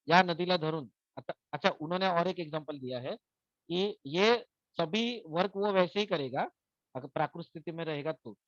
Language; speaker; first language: Hindi; non-native, local second language; Marathi